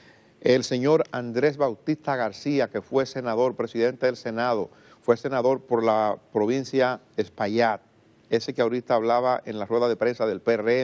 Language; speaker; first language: Spanish; native; Spanish